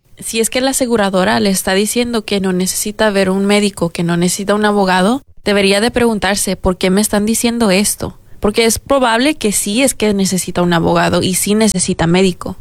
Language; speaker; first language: Spanish; early bilingual, heritage; Spanish